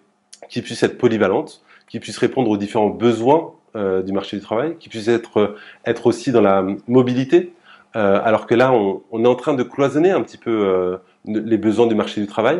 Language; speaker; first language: French; native; French